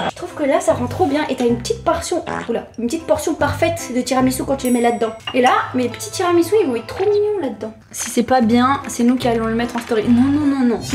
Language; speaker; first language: French; native; French